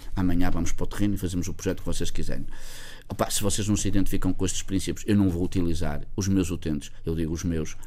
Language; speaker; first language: Portuguese; native; Portuguese